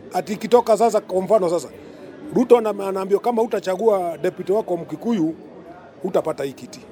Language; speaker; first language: Swahili; non-native, local second language; Kikuyu